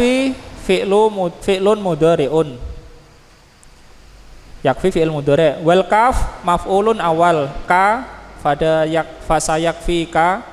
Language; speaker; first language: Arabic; non-native, fluent; Indonesian